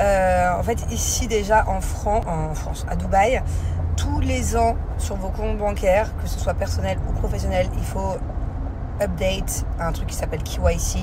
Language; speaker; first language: French; native; French